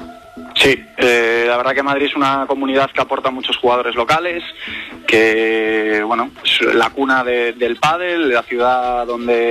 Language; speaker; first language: Spanish; native; Spanish